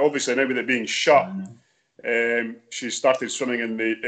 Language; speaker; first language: English; native; English